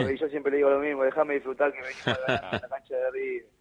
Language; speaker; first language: Spanish; native; Spanish